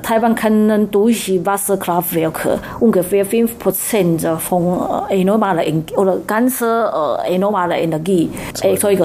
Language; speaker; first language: German; non-native, learner; Chinese